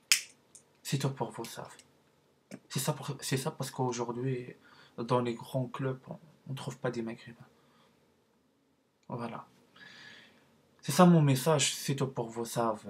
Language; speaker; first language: French; non-native, learner; Arabic